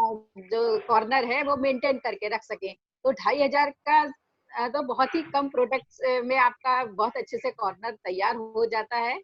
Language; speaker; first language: Hindi; native; Hindi